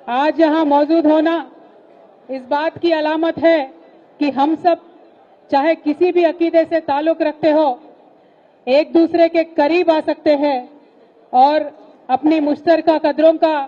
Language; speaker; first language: Hindi; non-native, local second language; Telugu